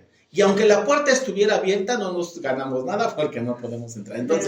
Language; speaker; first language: Spanish; native; Spanish